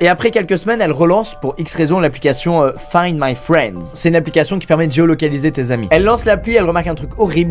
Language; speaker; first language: French; native; French